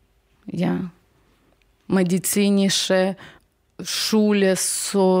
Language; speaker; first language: German; non-native, learner; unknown